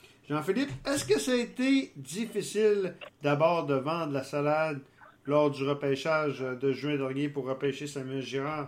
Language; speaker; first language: French; native; French